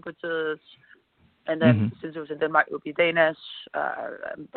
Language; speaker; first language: English; non-native, fluent; Danish